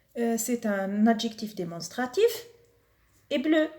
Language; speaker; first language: French; non-native, local second language; Arabic